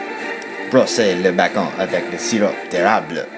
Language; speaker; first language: French; non-native, learner; English